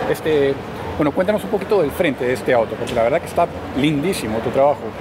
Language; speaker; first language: Spanish; native; Spanish